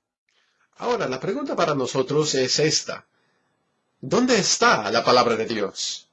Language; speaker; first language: Spanish; non-native, fluent; English